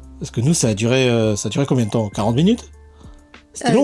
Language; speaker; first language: French; native; French